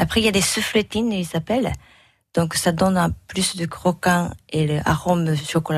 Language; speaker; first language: French; non-native, learner; Japanese